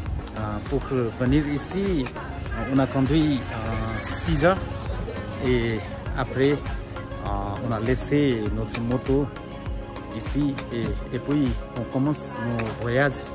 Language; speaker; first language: French; non-native, learner; Nepali